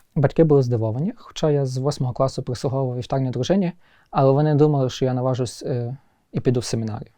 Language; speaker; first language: Ukrainian; native; Ukrainian